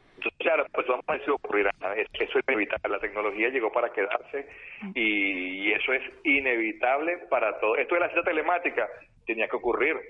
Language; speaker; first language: Spanish; native; Spanish